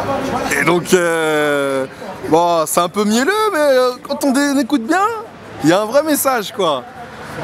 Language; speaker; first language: French; native; French